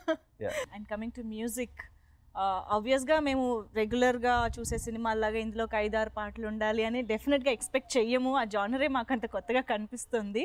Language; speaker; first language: Telugu; native; Telugu